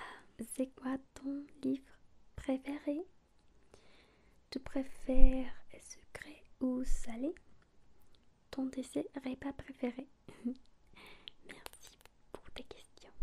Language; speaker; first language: French; non-native, learner; Spanish